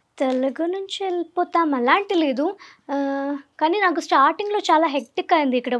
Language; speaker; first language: Telugu; non-native, learner; Malayalam